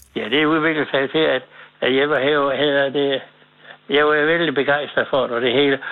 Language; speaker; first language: Danish; native; Danish